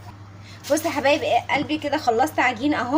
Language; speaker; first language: Arabic; native; Arabic